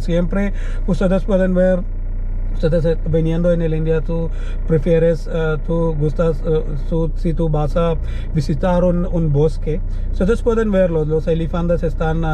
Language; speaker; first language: Spanish; non-native, learner; Malayalam